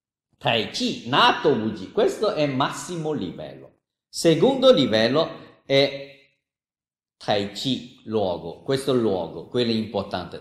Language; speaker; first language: Italian; non-native, learner; Chinese